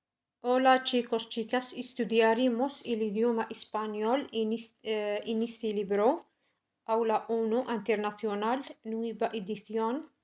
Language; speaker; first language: Spanish; non-native, fluent; French